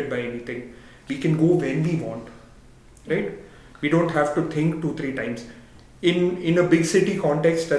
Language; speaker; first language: English; non-native, local second language; Tamil